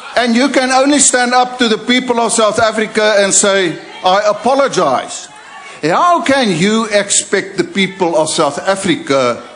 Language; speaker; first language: English; non-native, local second language; Afrikaans